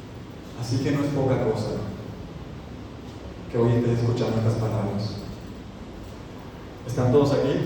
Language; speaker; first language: Spanish; native; Spanish